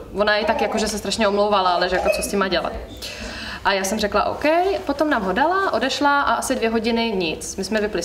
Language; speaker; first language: Czech; native; Czech